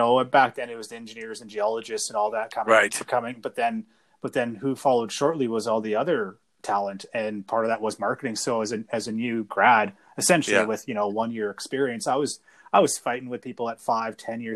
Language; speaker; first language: English; native; English